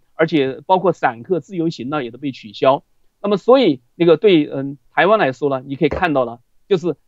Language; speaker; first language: Chinese; native; Chinese